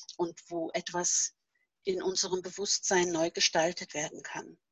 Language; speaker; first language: German; non-native, fluent; Norwegian